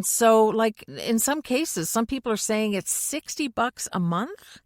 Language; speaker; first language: English; native; English